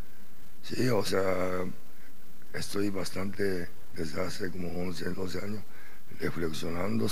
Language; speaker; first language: Spanish; non-native, learner; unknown